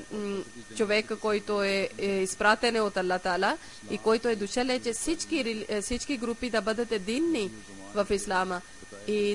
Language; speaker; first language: Bulgarian; non-native, learner; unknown